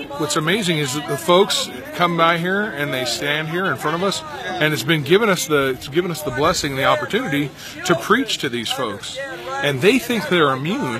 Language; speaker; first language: English; native; English